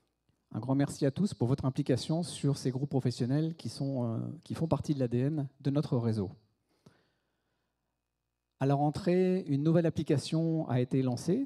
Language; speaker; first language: French; native; French